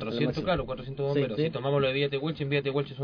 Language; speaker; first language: Spanish; native; Spanish